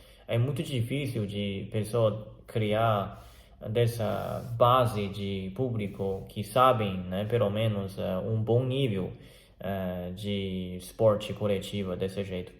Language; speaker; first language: Portuguese; non-native, learner; Chinese